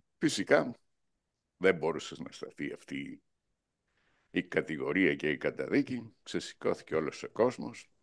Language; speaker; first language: Greek; non-native, local second language; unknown